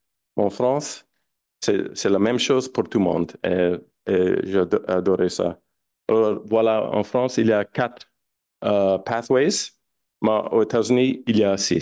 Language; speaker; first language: French; non-native, fluent; English